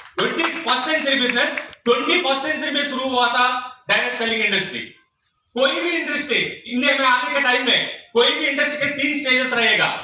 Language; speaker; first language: Hindi; non-native, local second language; Telugu